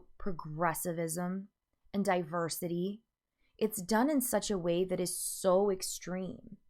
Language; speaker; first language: English; native; English